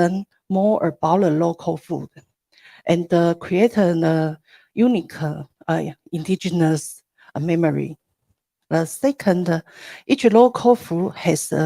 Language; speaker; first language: English; non-native, learner; Chinese